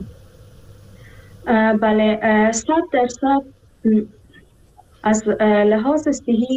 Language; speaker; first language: Persian; native; Persian